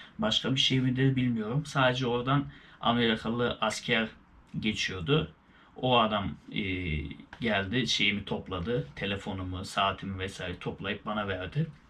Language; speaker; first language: Turkish; native; Turkish